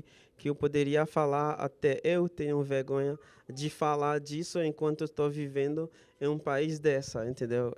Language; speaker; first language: Portuguese; non-native, fluent; Haitian Creole